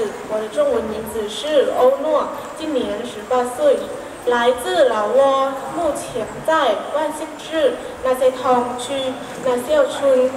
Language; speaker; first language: Chinese; non-native, learner; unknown